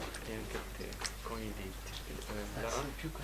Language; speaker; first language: Italian; non-native, learner; French